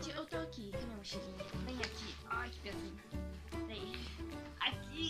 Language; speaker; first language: Portuguese; early bilingual, heritage; Portuguese